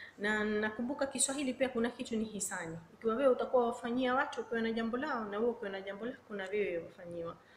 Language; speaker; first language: Swahili; native; Swahili